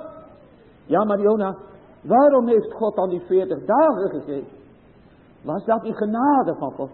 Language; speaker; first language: Dutch; native; Dutch